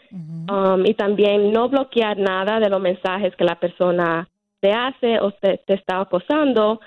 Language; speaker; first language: Spanish; early bilingual, heritage; Spanish